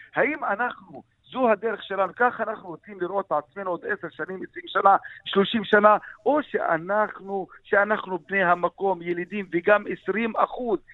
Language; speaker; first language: Hebrew; non-native, local second language; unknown